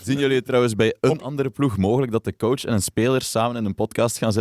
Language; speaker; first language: Dutch; native; Dutch